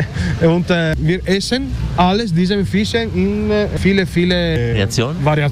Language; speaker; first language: German; non-native, learner; Italian